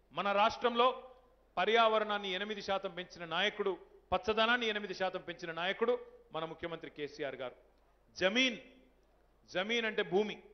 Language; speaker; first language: Telugu; native; Telugu